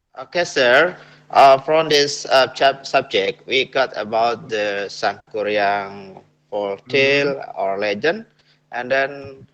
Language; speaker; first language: English; non-native, learner; Indonesian